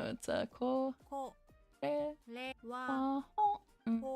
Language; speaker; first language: Japanese; non-native, learner; English